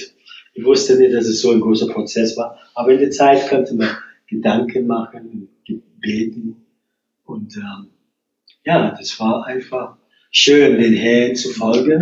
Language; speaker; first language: German; non-native, fluent; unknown